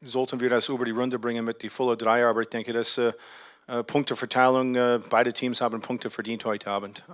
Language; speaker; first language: German; non-native, fluent; English